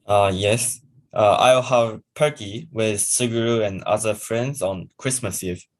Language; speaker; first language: English; non-native, learner; Japanese